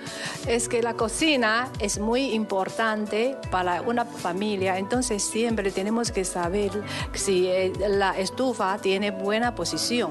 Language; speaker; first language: Spanish; non-native, learner; Chinese